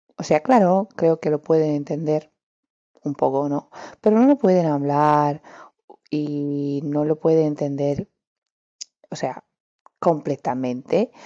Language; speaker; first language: Spanish; non-native, fluent; Romanian